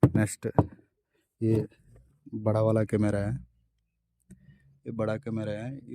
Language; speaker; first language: Hindi; non-native, local second language; Telugu